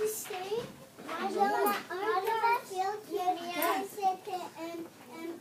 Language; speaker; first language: French; non-native, learner; English